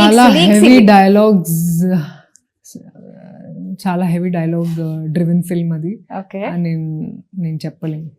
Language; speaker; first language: Telugu; non-native, fluent; Hindi